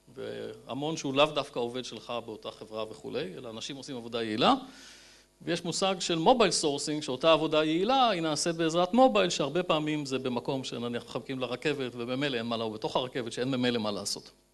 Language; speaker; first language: Hebrew; native; Hebrew